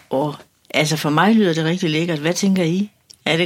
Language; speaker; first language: Danish; native; Danish